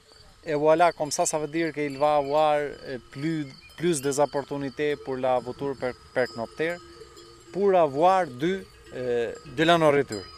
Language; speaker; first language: French; non-native, fluent; Albanian